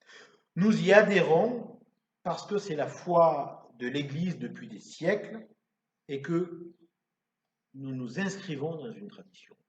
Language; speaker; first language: French; native; French